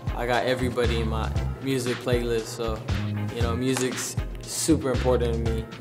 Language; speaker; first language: English; native; English